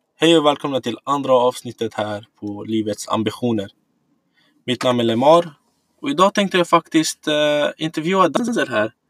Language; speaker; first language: Swedish; early bilingual, other home language; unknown